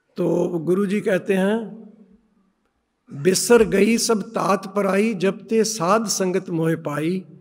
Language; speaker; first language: Hindi; non-native, local second language; Punjabi